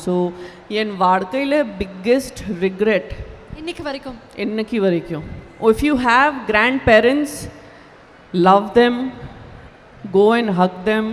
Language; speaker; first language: Tamil; non-native, local second language; Gujarati